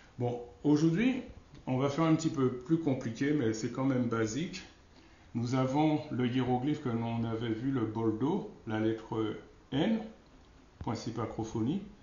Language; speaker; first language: French; non-native, local second language; Wolof